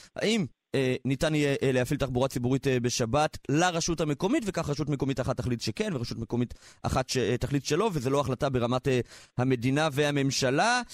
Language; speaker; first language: Hebrew; native; Hebrew